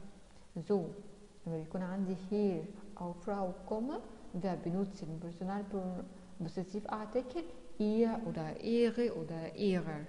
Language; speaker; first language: German; non-native, fluent; Arabic